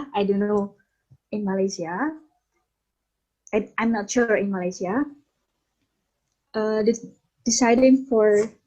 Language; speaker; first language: English; non-native, learner; Indonesian